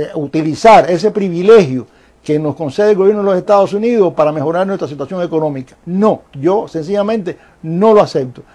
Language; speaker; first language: Spanish; native; Spanish